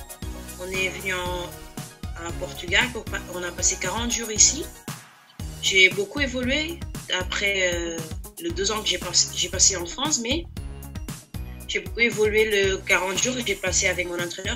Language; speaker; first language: French; non-native, fluent; Portuguese